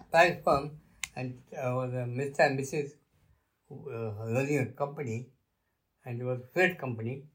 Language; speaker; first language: English; non-native, local second language; Luo (Kenya and Tanzania)